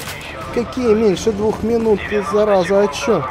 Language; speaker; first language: Russian; native; Russian